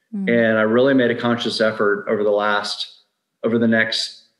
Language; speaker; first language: English; native; English